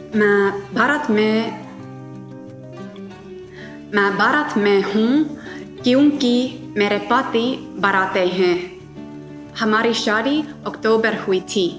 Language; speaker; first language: Hindi; non-native, learner; Finnish